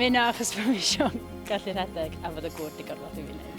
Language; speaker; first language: Welsh; native; Welsh